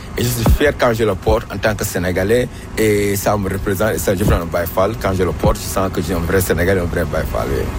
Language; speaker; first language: French; non-native, local second language; Wolof